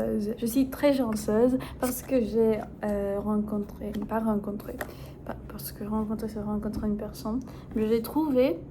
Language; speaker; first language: French; non-native, fluent; Spanish